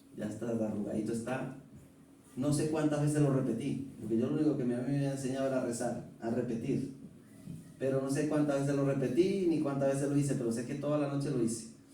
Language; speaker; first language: Spanish; native; Spanish